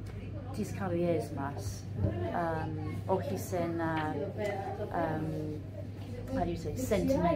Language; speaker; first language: Greek; non-native, learner; English